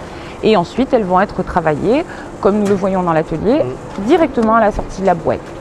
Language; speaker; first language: French; native; French